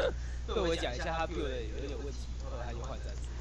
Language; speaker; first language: Chinese; native; Chinese